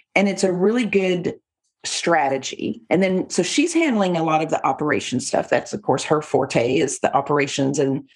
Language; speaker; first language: English; native; English